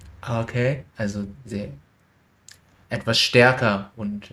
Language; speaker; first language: German; non-native, learner; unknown